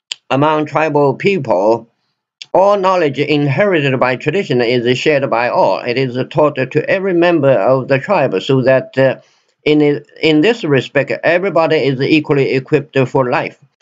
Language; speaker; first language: English; non-native, fluent; Chinese